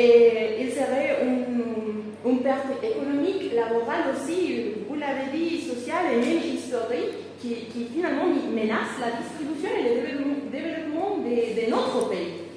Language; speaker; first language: French; non-native, fluent; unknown